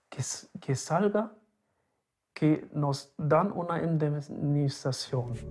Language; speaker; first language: Spanish; non-native, local second language; German